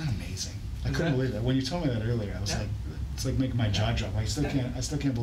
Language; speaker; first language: English; native; English